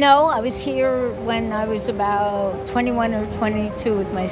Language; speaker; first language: English; native; English